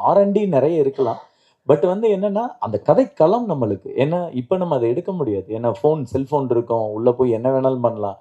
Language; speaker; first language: Tamil; native; Tamil